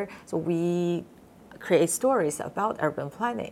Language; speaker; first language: English; non-native, fluent; Chinese